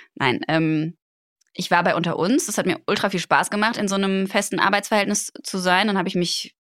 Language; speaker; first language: German; native; German